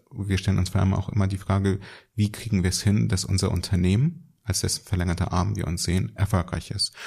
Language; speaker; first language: German; early bilingual, other home language; Russian